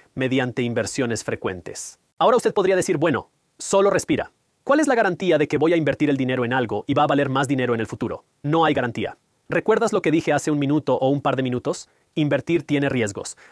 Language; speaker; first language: Spanish; non-native, fluent; Punjabi